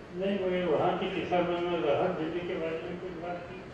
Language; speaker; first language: Hindi; non-native, local second language; Marathi